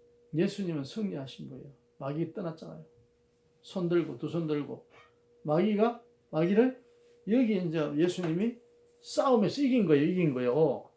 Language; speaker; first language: Korean; native; Korean